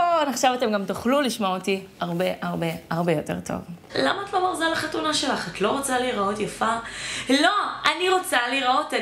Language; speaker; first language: Hebrew; native; Hebrew